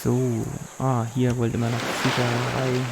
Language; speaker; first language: German; native; German